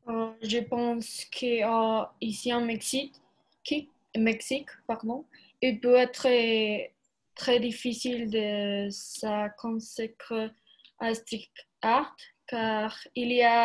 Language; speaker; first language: French; non-native, learner; Spanish